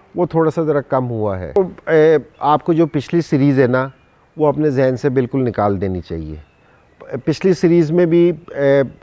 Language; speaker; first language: Urdu; non-native, local second language; Punjabi